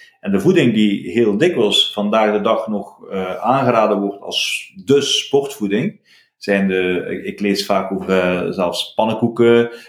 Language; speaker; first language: Dutch; native; Dutch